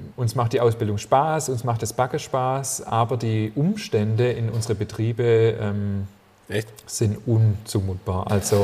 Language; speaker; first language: German; native; German